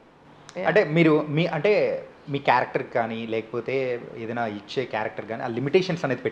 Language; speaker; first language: Telugu; native; Telugu